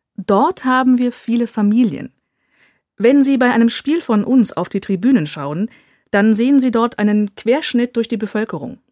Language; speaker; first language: German; native; German